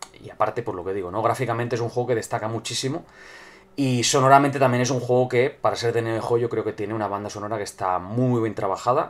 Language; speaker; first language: Spanish; native; Spanish